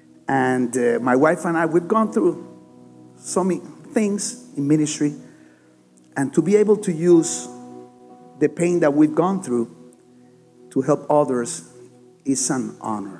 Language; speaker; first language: English; non-native, fluent; Spanish